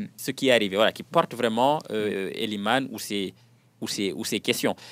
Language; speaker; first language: French; non-native, local second language; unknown